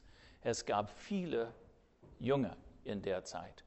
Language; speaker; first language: German; non-native, fluent; English